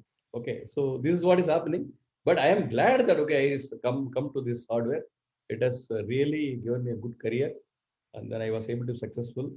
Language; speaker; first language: English; non-native, local second language; Tamil